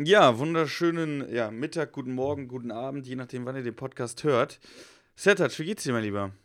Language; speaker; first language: German; native; German